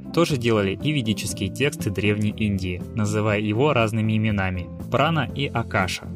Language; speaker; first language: Russian; native; Russian